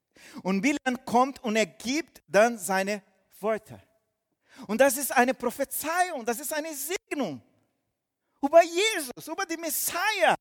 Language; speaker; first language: German; non-native, fluent; Portuguese